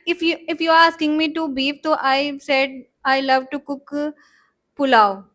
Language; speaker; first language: English; non-native, learner; Hindi